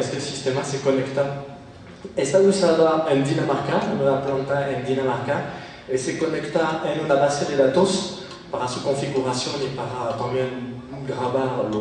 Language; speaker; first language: Spanish; non-native, fluent; French